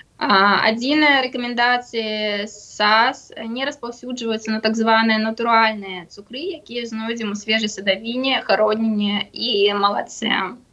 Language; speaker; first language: Belarusian; non-native, local second language; Russian